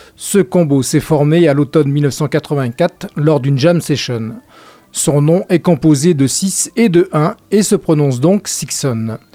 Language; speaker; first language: French; native; French